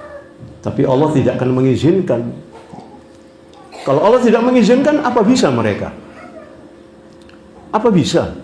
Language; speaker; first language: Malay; non-native, local second language; Javanese